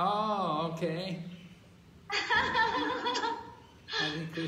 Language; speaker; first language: Chinese; non-native, fluent; English